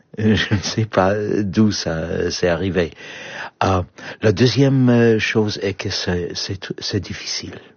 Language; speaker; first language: French; non-native, fluent; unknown